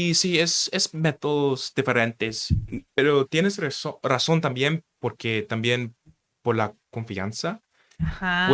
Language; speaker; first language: Spanish; non-native, fluent; English